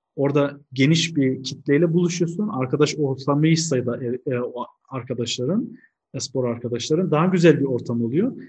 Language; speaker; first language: Turkish; early bilingual, heritage; Turkish